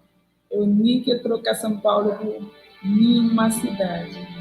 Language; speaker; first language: Portuguese; non-native, learner; Haitian Creole